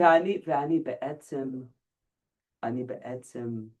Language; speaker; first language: Hebrew; non-native, fluent; English